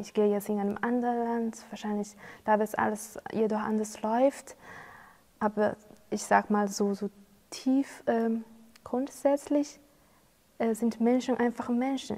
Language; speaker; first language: German; non-native, fluent; Chinese